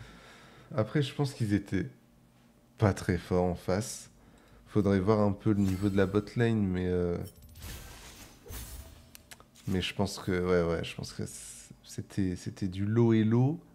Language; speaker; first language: French; native; French